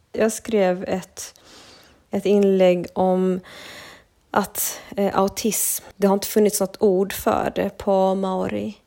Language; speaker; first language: Swedish; early bilingual, other home language; Spanish